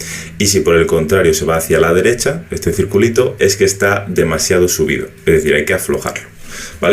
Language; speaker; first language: Spanish; native; Spanish